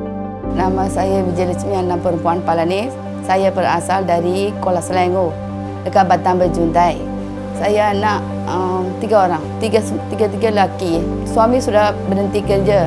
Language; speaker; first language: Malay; non-native, local second language; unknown